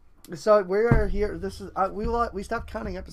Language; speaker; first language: English; native; English